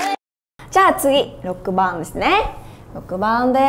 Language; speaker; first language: Japanese; non-native, fluent; Vietnamese